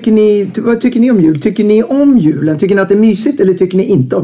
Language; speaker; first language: Swedish; native; Swedish